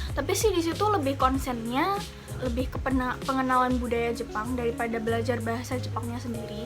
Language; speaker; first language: Indonesian; native; Indonesian